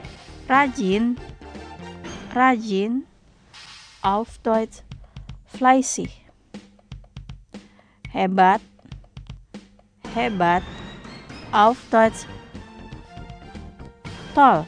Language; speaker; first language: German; non-native, fluent; Indonesian